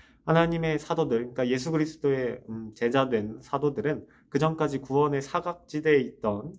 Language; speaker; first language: Korean; native; Korean